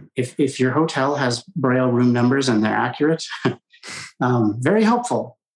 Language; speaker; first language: English; native; English